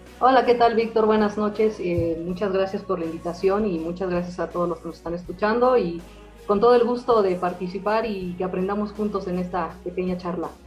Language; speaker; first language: Spanish; native; Spanish